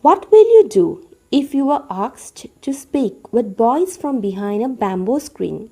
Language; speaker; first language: English; non-native, local second language; Assamese